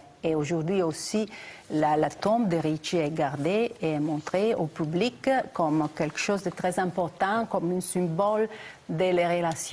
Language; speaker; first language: French; non-native, fluent; Italian